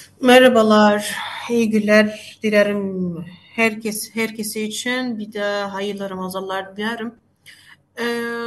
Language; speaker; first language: Turkish; non-native, fluent; Arabic